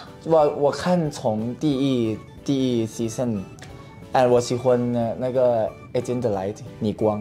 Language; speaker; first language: Chinese; non-native, learner; Thai